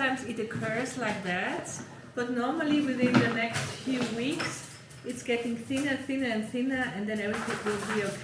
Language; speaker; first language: English; non-native, fluent; German